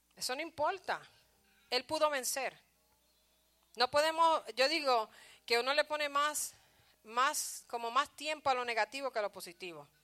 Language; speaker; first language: Spanish; early bilingual, heritage; Spanish